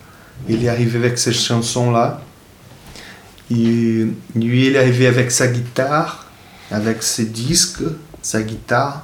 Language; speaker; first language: French; non-native, fluent; Portuguese